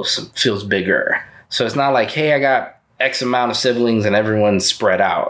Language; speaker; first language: English; early bilingual, other home language; Spanish